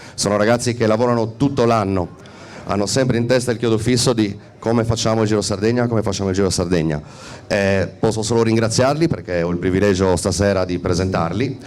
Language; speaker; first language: Italian; native; Italian